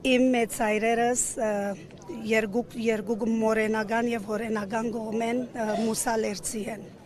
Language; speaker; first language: Armenian; native; Armenian